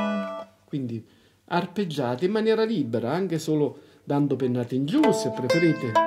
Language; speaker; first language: Italian; native; Italian